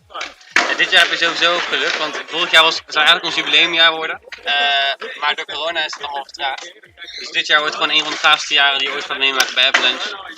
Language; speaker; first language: Dutch; native; Dutch